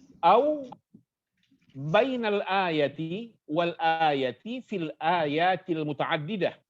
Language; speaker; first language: Arabic; non-native, fluent; Indonesian